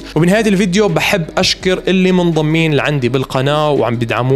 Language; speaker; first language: Arabic; native; Arabic